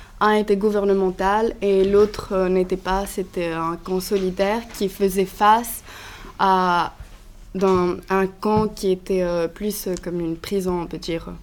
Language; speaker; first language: French; non-native, fluent; Greek